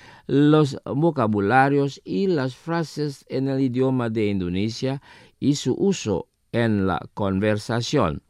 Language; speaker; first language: Spanish; non-native, fluent; Indonesian